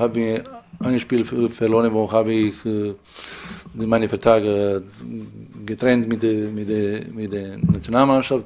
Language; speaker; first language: German; non-native, fluent; Serbian